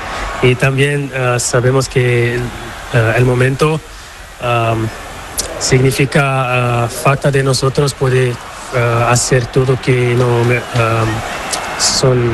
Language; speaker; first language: Spanish; non-native, learner; Portuguese